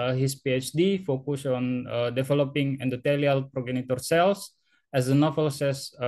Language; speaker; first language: English; non-native, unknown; Indonesian